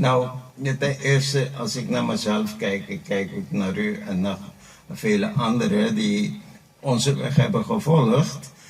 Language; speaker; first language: Dutch; non-native, local second language; Caribbean Hindustani